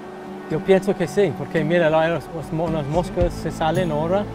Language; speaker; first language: Spanish; non-native, learner; English